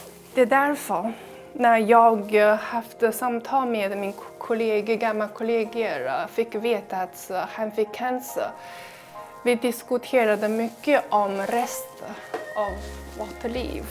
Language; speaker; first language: Swedish; non-native, fluent; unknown